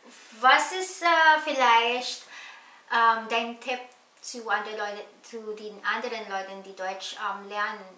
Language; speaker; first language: German; non-native, learner; Filipino